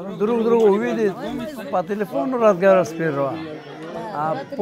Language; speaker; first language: Russian; non-native, local second language; Persian